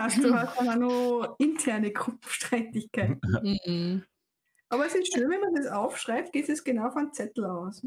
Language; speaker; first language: German; native; German